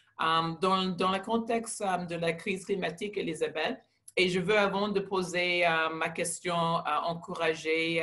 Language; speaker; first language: French; non-native, local second language; English